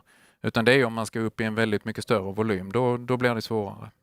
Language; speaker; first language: Swedish; native; Swedish